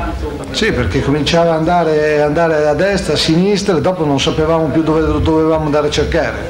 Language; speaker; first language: Italian; native; Italian